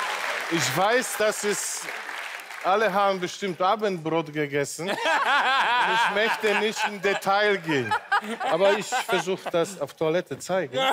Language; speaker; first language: German; non-native, local second language; Polish